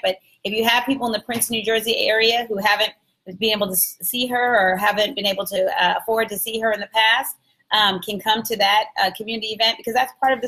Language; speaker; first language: English; native; English